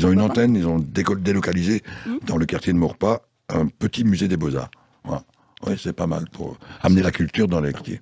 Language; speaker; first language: French; native; French